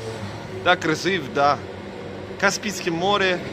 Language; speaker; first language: Russian; non-native, learner; English